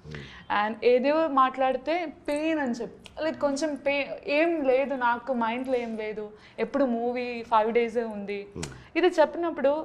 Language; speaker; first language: Telugu; non-native, learner; Malayalam